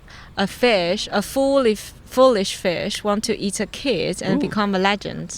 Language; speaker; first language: English; non-native, fluent; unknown